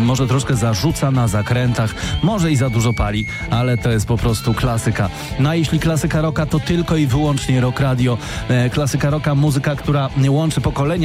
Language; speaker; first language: Polish; native; Polish